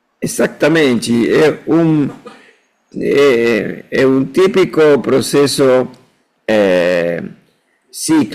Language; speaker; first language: Portuguese; non-native, fluent; Spanish